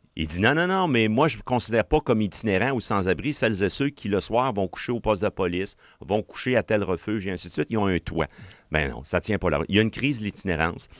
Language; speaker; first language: French; native; French